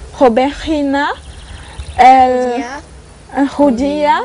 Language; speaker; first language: Spanish; non-native, learner; French